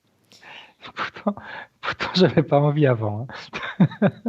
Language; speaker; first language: French; native; French